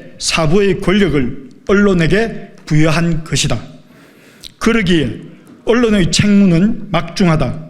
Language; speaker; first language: Korean; native; Korean